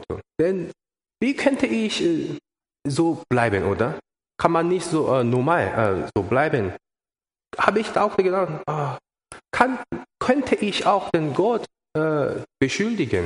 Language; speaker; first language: German; non-native, learner; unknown